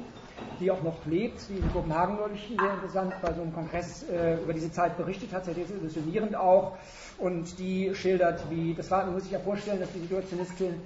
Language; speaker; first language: German; native; German